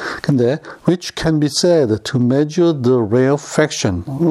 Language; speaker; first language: English; non-native, fluent; Korean